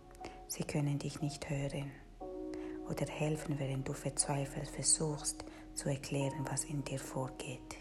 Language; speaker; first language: German; non-native, fluent; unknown